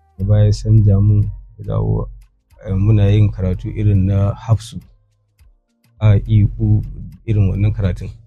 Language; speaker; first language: Hausa; native; Hausa